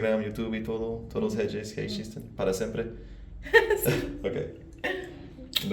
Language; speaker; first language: Portuguese; non-native, learner; English